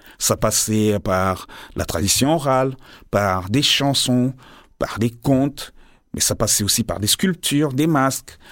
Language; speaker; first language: French; non-native, local second language; Lingala